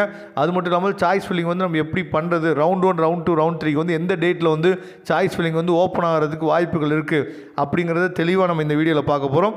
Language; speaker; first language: Tamil; native; Tamil